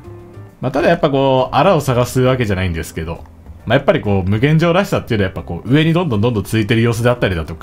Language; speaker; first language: Japanese; native; Japanese